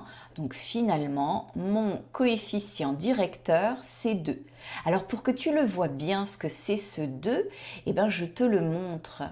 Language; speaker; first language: French; native; French